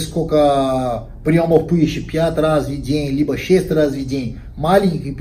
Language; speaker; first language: Russian; non-native, learner; Portuguese